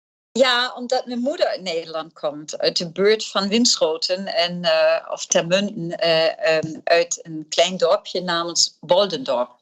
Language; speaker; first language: Dutch; early bilingual, heritage; German